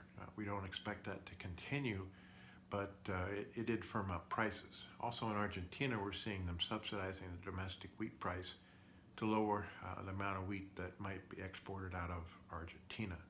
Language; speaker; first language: English; native; English